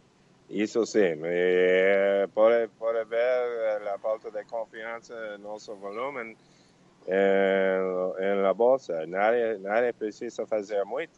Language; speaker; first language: Portuguese; non-native, learner; Spanish